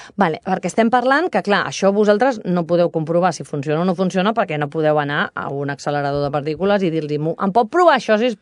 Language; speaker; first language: Catalan; native; Catalan